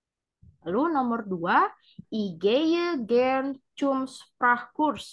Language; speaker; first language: German; non-native, learner; Indonesian